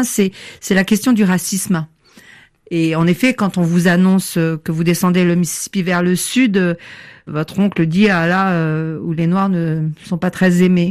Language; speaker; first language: French; native; French